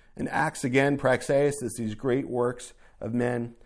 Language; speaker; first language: English; native; English